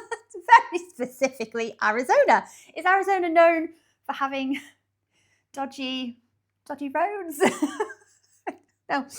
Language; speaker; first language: English; native; English